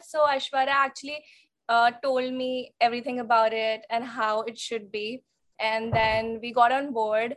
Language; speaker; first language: English; non-native, local second language; Hindi